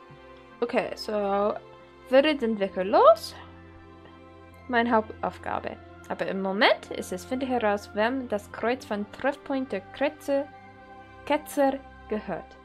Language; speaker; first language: German; non-native, learner; English